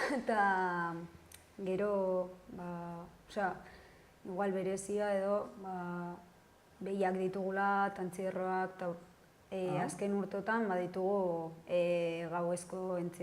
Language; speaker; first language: Basque; non-native, local second language; Spanish